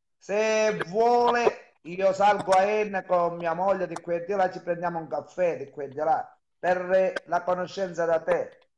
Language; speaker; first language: Italian; native; Italian